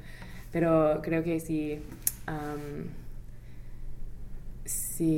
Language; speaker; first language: Spanish; non-native, fluent; English